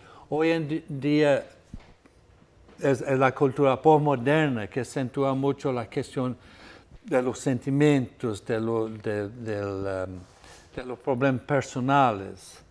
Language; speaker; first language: Spanish; non-native, fluent; Portuguese